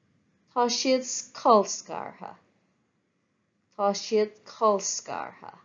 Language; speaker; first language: Irish; non-native, fluent; English